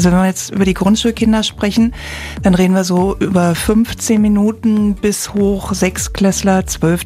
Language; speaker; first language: German; native; German